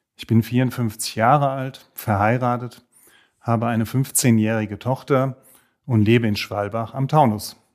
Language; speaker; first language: German; native; German